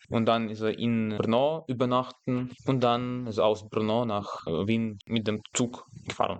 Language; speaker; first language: German; non-native, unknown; Russian